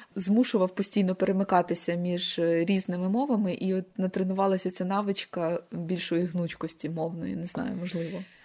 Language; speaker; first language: Ukrainian; native; Ukrainian